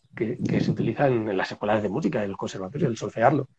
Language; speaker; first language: Spanish; native; Spanish